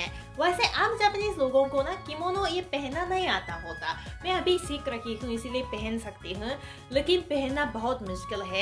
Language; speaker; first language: Hindi; non-native, fluent; Japanese